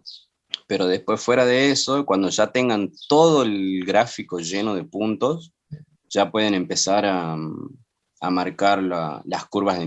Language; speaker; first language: Spanish; native; Spanish